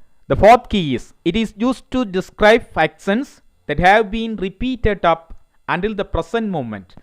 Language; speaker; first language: English; non-native, local second language; Tamil